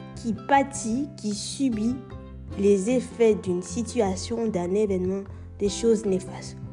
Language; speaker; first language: French; native; French